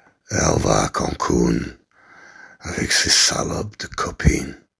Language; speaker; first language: French; native; French